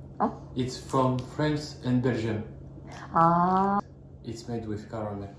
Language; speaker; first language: English; non-native, learner; French